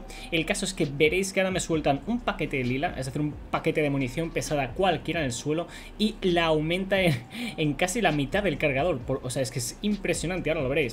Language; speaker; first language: Spanish; native; Spanish